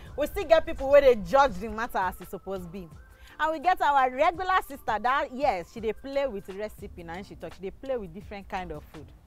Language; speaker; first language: Nigerian Pidgin; native; Nigerian Pidgin